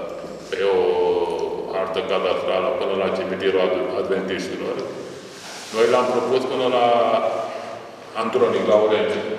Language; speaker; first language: Romanian; native; Romanian